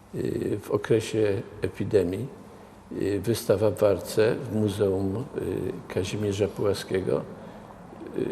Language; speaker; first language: Polish; native; Polish